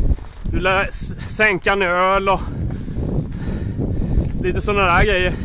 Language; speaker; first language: Swedish; native; Swedish